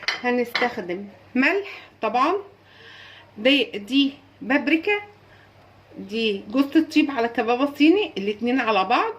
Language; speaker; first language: Arabic; native; Arabic